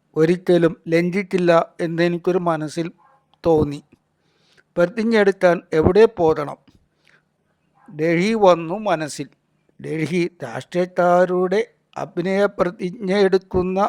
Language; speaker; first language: Malayalam; native; Malayalam